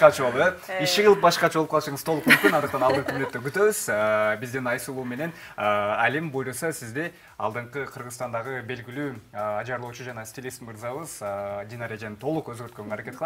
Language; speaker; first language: Kyrgyz; native; Kyrgyz